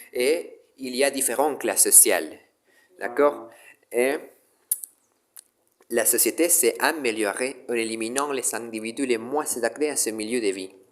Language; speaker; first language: French; non-native, learner; Spanish